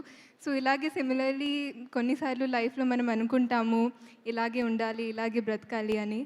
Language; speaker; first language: Telugu; non-native, fluent; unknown